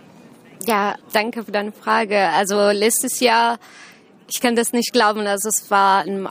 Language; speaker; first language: German; non-native, learner; Arabic